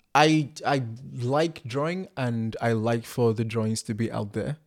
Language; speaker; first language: English; non-native, local second language; Igbo